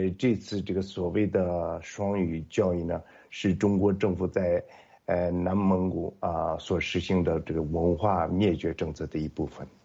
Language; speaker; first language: Chinese; non-native, local second language; Mongolian